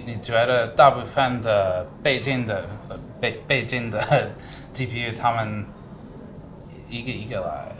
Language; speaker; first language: Chinese; non-native, learner; English